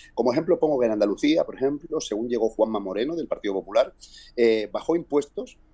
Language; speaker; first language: Spanish; native; Spanish